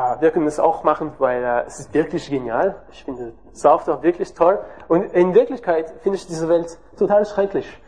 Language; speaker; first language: German; non-native, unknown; French